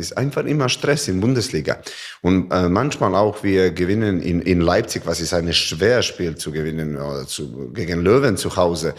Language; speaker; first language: German; non-native, learner; Serbian